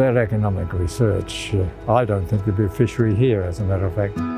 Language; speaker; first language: English; native; English